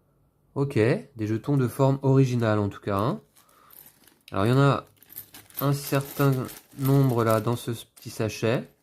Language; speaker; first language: French; native; French